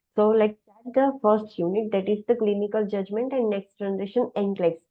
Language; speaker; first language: English; non-native, local second language; Gujarati